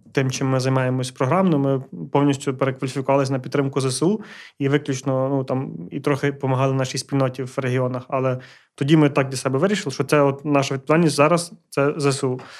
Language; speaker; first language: Ukrainian; early bilingual, heritage; Ukrainian